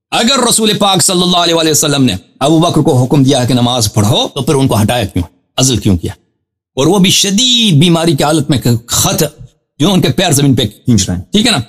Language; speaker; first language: Urdu; non-native, fluent; Persian